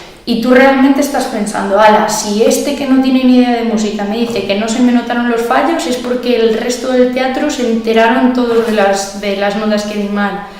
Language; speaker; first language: Spanish; native; Spanish